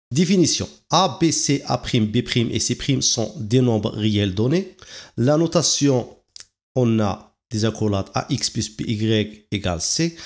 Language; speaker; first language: French; non-native, local second language; Arabic